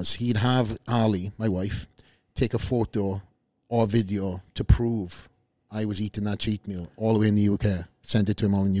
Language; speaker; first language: English; native; English